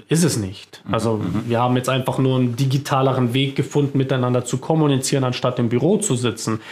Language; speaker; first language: German; early bilingual, other home language; Croatian